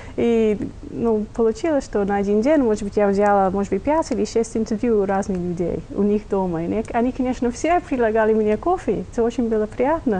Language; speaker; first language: Russian; non-native, fluent; English